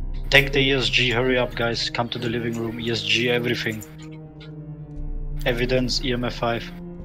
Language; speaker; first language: English; non-native, learner; German